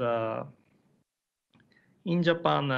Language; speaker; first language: English; non-native, learner; Japanese